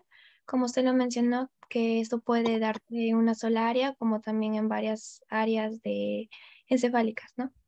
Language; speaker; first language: Spanish; native; Spanish